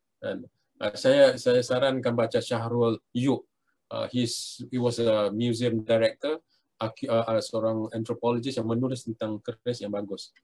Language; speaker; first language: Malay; native; Malay